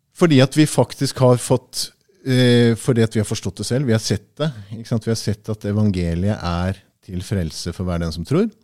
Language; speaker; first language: Norwegian; early bilingual, heritage; Norwegian